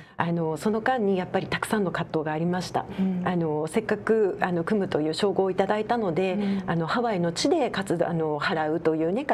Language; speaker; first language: Japanese; native; Japanese